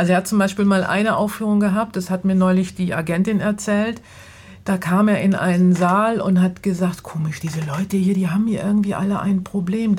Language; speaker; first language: German; native; German